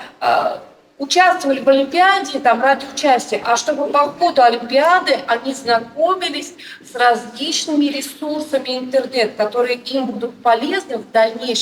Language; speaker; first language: Russian; native; Russian